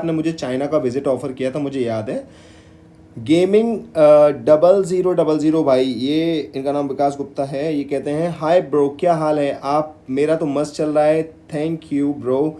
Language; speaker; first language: Hindi; native; Hindi